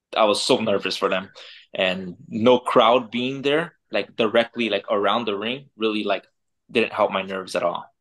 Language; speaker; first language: English; native; English